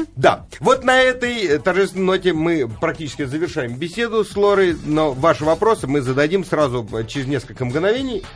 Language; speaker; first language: Russian; native; Russian